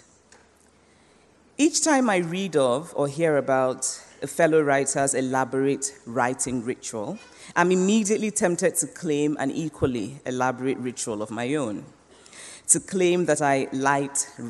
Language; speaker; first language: English; non-native, local second language; Igbo